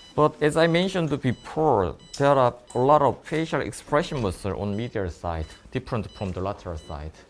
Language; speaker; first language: English; non-native, fluent; Korean